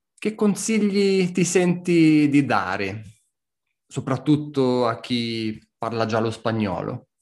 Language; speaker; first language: Italian; native; Italian